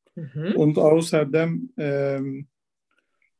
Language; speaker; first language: German; non-native, learner; Turkish